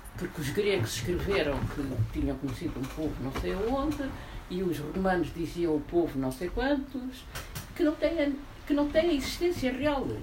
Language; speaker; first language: Portuguese; native; Portuguese